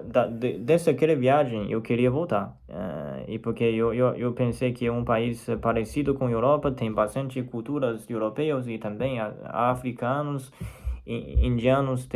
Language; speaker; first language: Portuguese; non-native, fluent; Chinese